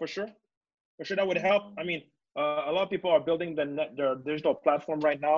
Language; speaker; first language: English; non-native, fluent; French